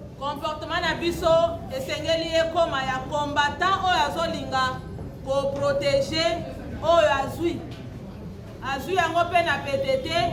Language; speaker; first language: Lingala; native; Lingala